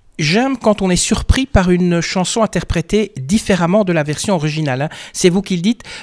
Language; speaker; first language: French; native; French